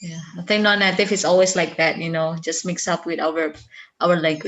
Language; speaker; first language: English; non-native, fluent; Indonesian